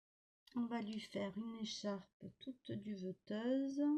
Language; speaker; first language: French; native; French